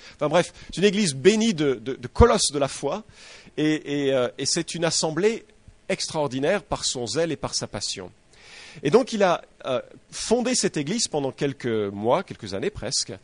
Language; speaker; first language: French; native; French